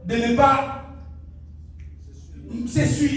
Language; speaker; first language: French; non-native, local second language; Lingala